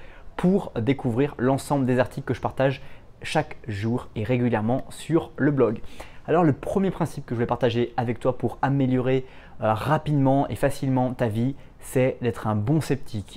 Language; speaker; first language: French; native; French